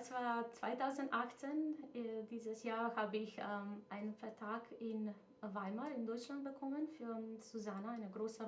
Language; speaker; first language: German; non-native, fluent; Macedonian